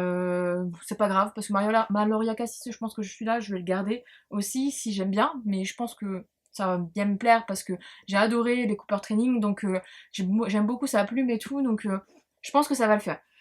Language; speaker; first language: French; native; French